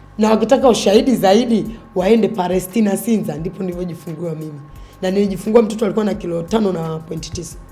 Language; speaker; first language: Swahili; native; Swahili